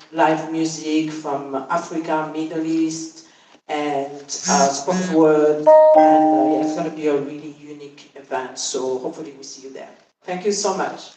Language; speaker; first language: English; non-native, fluent; French